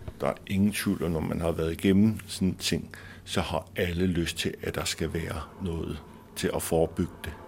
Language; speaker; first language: Danish; native; Danish